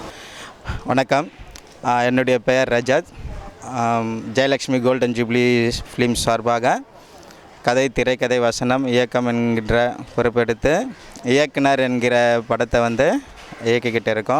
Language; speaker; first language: Tamil; native; Tamil